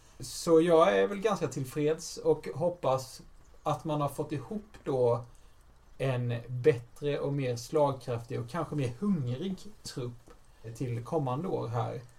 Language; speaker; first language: Swedish; native; Swedish